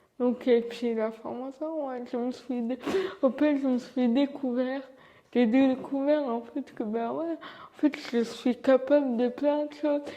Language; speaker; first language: French; early bilingual, other home language; Arabic